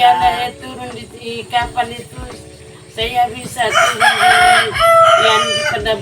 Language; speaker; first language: Indonesian; non-native, local second language; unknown